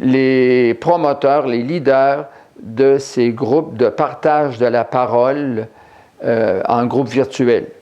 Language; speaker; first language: French; native; French